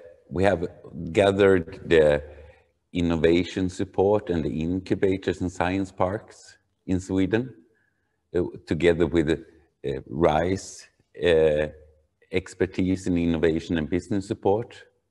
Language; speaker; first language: English; non-native, fluent; Swedish